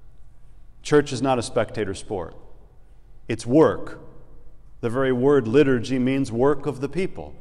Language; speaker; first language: English; native; English